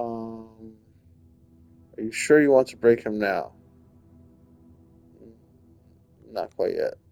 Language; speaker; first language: English; native; English